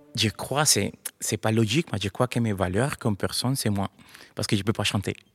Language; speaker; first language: French; non-native, learner; Spanish